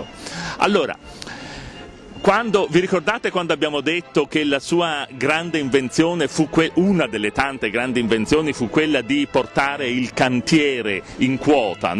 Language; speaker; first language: Italian; native; Italian